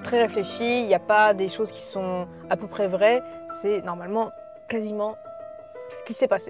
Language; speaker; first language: French; native; French